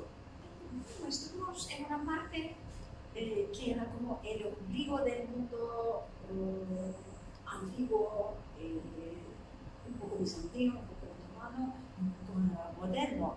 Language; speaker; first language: Spanish; non-native, fluent; Turkish